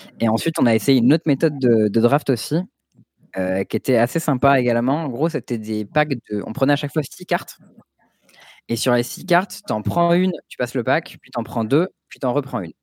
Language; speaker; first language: French; native; French